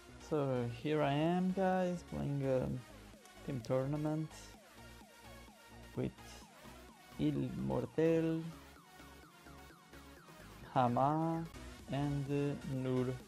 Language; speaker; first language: English; non-native, fluent; Portuguese